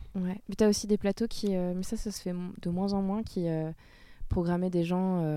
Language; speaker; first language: French; native; French